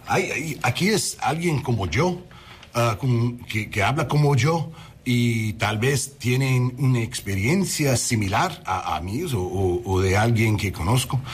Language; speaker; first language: Spanish; non-native, learner; English